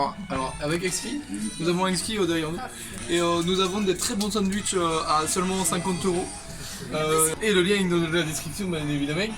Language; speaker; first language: French; native; French